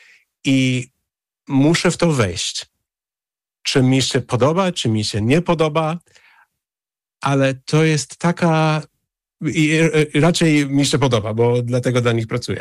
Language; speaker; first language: Polish; non-native, fluent; English